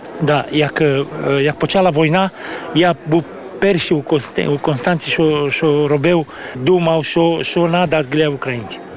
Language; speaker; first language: Ukrainian; early bilingual, heritage; Ukrainian